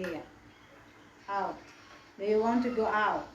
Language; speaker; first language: English; non-native, learner; Indonesian